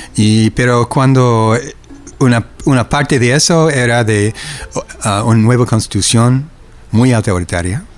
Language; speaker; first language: Spanish; non-native, fluent; English